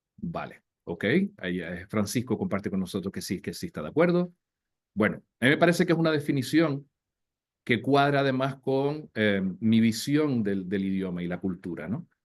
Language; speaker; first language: Spanish; native; Spanish